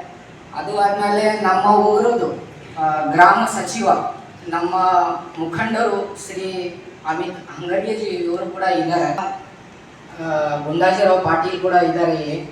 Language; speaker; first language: Kannada; non-native, local second language; Marathi